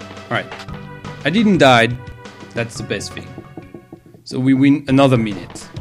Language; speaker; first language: English; non-native, fluent; French